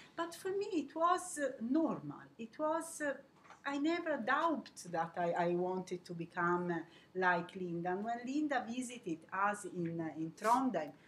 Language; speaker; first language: English; non-native, fluent; Italian